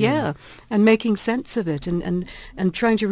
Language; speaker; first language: English; native; English